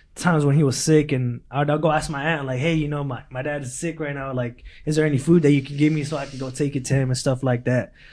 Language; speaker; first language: English; early bilingual, other home language; Spanish